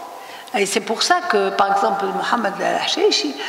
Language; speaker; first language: French; non-native, local second language; Arabic